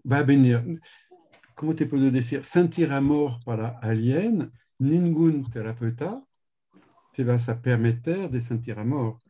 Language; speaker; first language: Spanish; non-native, learner; French